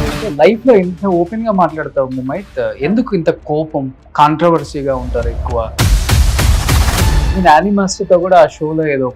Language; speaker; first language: Telugu; native; Telugu